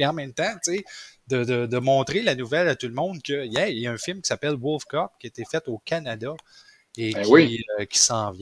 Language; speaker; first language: French; native; French